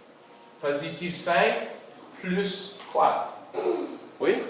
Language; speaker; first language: French; non-native, local second language; English